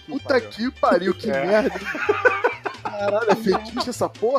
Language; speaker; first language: Portuguese; native; Portuguese